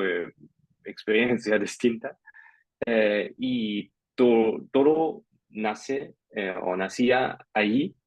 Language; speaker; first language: Spanish; non-native, fluent; German